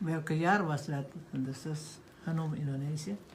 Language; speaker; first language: Dutch; non-native, learner; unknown